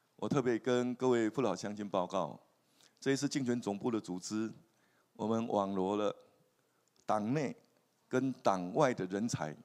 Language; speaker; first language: Chinese; native; Chinese